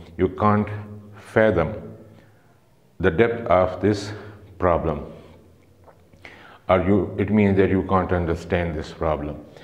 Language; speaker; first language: English; non-native, local second language; Urdu